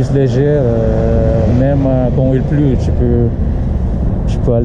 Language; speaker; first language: French; non-native, learner; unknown